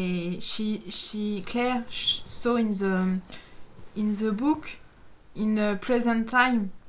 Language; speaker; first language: English; non-native, learner; French